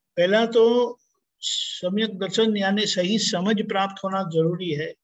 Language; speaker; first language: Hindi; non-native, local second language; Gujarati